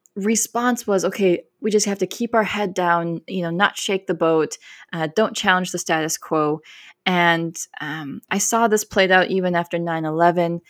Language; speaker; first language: English; native; English